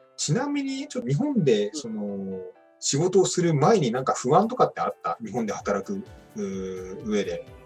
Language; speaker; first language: Japanese; native; Japanese